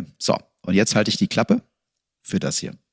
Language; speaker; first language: German; native; German